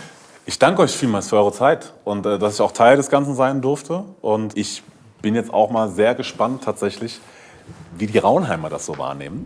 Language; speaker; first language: German; native; German